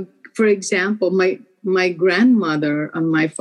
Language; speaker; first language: English; non-native, local second language; Filipino